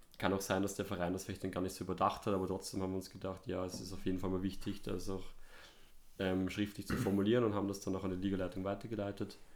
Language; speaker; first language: German; native; German